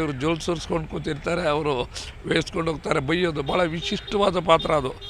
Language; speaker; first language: Kannada; native; Kannada